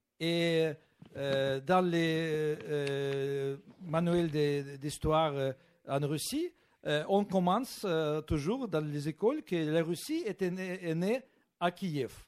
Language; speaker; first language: French; non-native, fluent; Russian